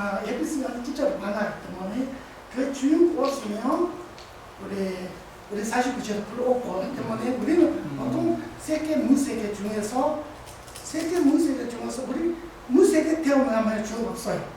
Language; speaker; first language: Korean; non-native, learner; Tibetan